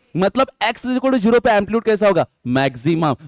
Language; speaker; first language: Hindi; non-native, local second language; Marathi